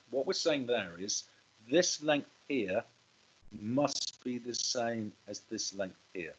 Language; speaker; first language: English; native; English